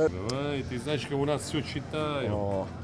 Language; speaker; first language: Russian; non-native, learner; Italian